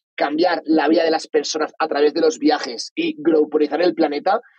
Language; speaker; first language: Spanish; native; Spanish